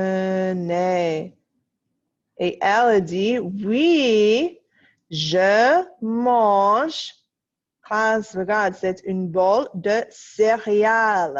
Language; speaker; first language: French; non-native, fluent; English